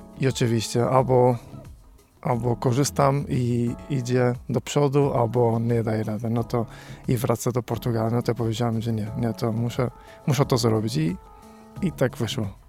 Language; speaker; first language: Polish; non-native, learner; Portuguese